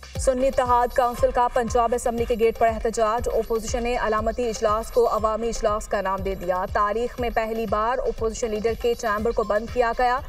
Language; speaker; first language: Urdu; native; Urdu